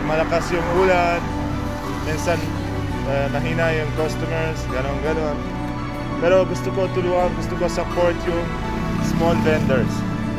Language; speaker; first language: Filipino; non-native, fluent; Arabic